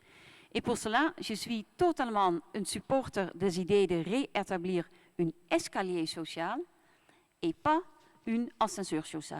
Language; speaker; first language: French; non-native, fluent; Dutch